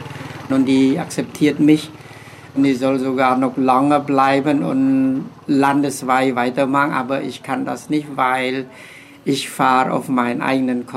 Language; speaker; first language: German; non-native, learner; Khmer